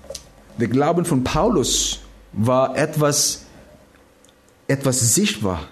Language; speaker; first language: German; non-native, fluent; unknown